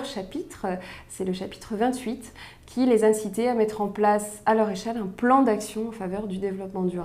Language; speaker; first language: French; native; French